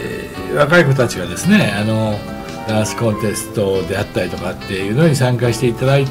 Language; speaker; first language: Japanese; native; Japanese